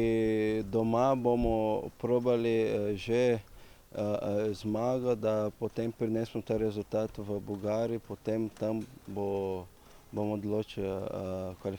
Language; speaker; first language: Slovenian; non-native, learner; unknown